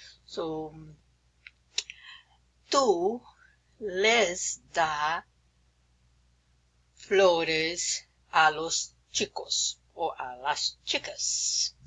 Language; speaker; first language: Spanish; non-native, fluent; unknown